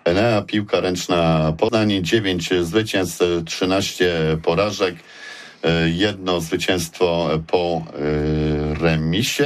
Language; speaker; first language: Polish; native; Polish